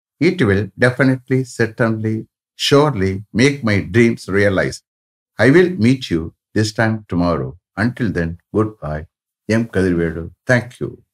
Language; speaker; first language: English; non-native, local second language; Tamil